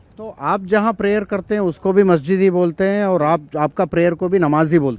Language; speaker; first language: Hindi; non-native, local second language; Kannada